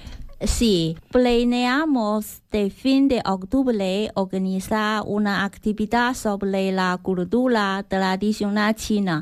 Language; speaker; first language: Spanish; non-native, learner; Chinese